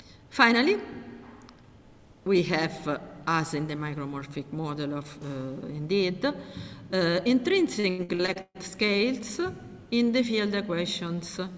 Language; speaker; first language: English; non-native, fluent; Italian